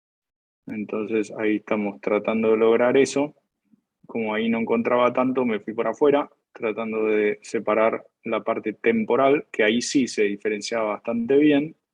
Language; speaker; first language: Spanish; native; Spanish